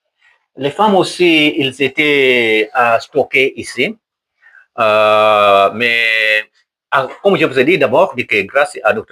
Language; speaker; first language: French; non-native, learner; Swahili